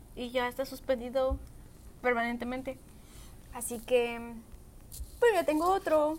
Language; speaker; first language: Spanish; early bilingual, heritage; Spanish